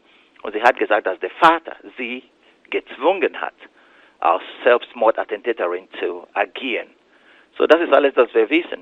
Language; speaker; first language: German; non-native, fluent; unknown